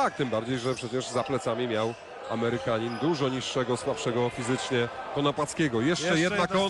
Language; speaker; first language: Polish; native; Polish